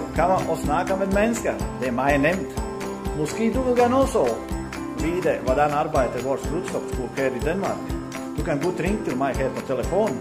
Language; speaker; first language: Danish; non-native, learner; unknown